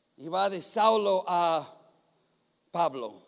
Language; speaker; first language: Spanish; non-native, fluent; English